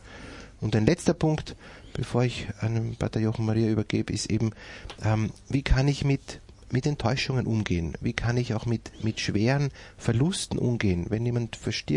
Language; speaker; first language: German; native; German